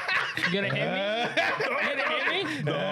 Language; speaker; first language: English; early bilingual, other home language; Spanish